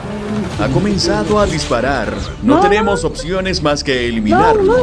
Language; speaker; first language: Spanish; native; Spanish